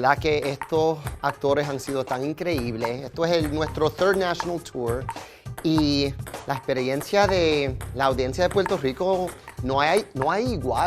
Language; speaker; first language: Spanish; early bilingual, heritage; Spanish